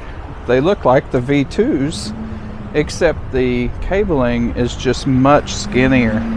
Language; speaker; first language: English; native; English